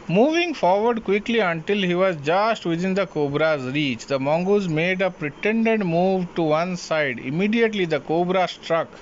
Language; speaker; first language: English; non-native, local second language; Hindi